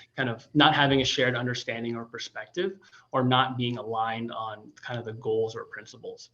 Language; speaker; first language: English; native; English